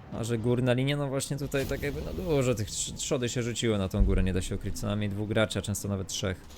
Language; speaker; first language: Polish; native; Polish